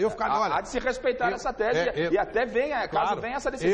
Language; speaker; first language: Portuguese; native; Portuguese